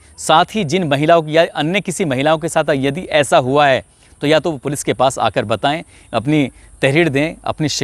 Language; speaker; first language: Hindi; native; Hindi